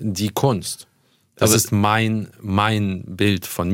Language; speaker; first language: German; early bilingual, other home language; Russian